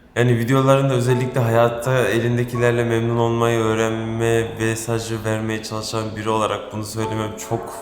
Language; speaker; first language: Turkish; native; Turkish